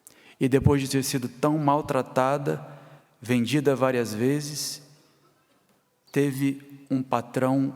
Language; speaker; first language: Portuguese; native; Portuguese